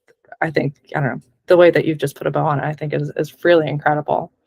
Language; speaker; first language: English; native; English